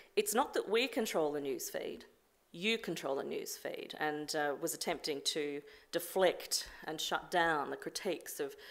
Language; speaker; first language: English; native; English